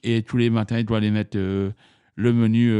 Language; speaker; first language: French; native; French